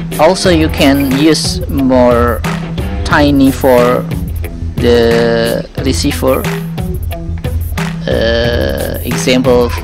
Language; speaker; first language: English; non-native, learner; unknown